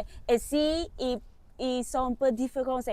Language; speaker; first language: French; non-native, learner; Vietnamese